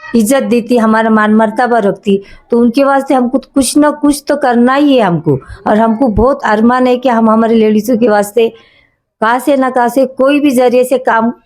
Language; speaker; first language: Hindi; native; Hindi